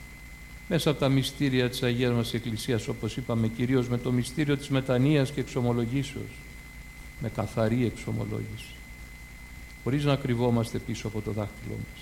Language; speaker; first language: Greek; native; Greek